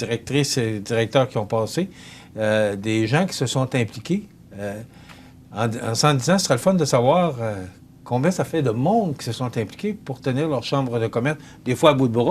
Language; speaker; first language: French; native; French